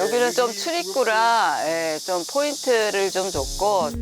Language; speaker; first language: Korean; native; Korean